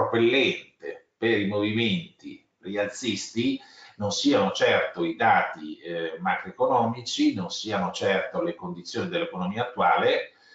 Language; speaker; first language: Italian; native; Italian